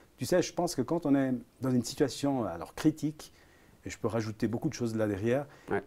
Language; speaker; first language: French; early bilingual, other home language; Italian